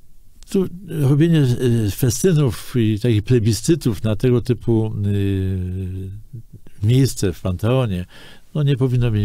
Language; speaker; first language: Polish; native; Polish